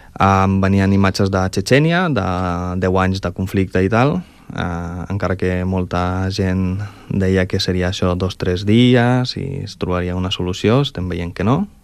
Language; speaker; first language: Catalan; early bilingual, other home language; Ukrainian